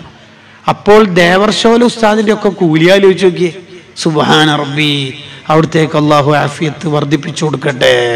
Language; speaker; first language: Malayalam; native; Malayalam